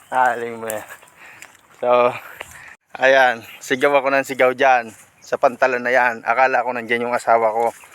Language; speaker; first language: Filipino; non-native, local second language; Bikol